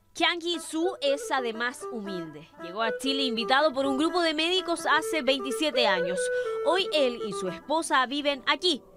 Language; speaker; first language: Spanish; native; Spanish